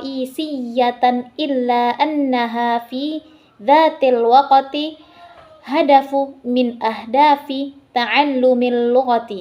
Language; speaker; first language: Arabic; non-native, learner; Indonesian